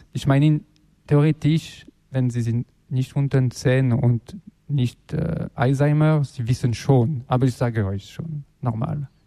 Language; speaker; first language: German; non-native, learner; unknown